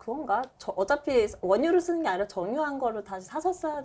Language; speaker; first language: Korean; native; Korean